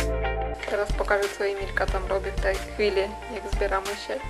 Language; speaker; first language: Polish; non-native, fluent; Russian